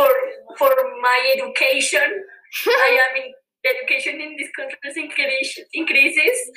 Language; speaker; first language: English; non-native, learner; Spanish